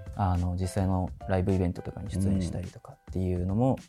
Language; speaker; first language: Japanese; native; Japanese